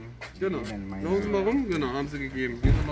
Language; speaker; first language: German; native; German